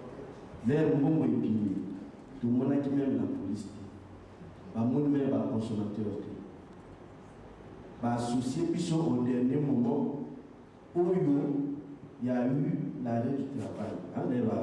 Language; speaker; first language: French; non-native, learner; Lingala